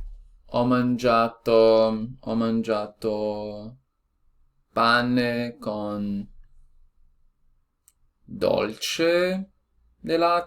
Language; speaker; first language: Italian; non-native, learner; Portuguese